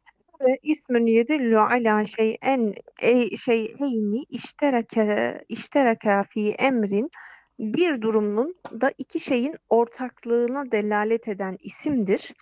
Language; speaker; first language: Turkish; native; Turkish